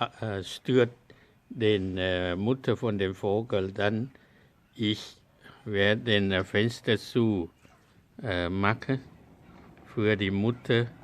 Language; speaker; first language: German; non-native, learner; Thai